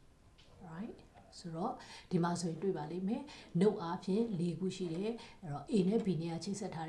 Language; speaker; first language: Burmese; native; Burmese